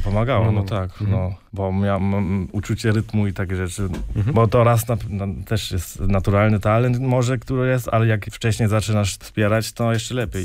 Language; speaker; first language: Polish; early bilingual, heritage; German